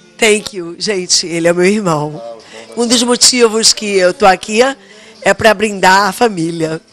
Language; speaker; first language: Portuguese; native; Portuguese